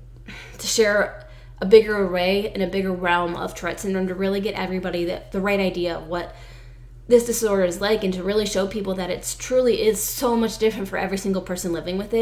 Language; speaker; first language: English; native; English